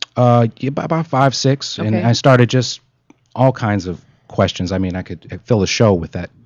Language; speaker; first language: English; native; English